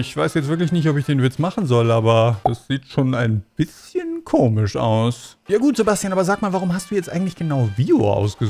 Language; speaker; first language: German; native; German